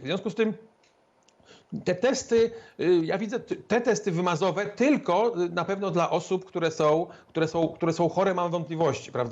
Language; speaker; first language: Polish; native; Polish